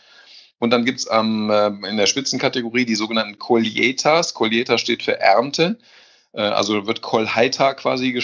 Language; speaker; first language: German; native; German